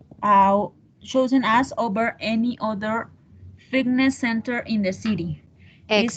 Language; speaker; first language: English; non-native, learner; Spanish